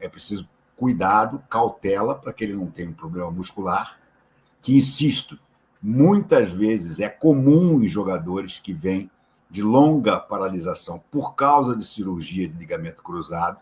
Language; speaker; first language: Portuguese; native; Portuguese